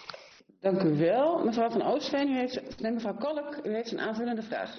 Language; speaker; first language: Dutch; native; Dutch